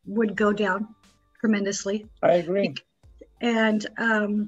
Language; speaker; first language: English; native; English